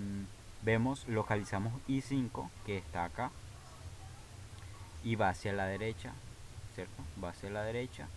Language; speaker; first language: Spanish; native; Spanish